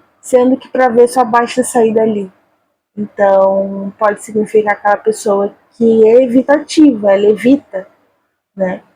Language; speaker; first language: Portuguese; native; Portuguese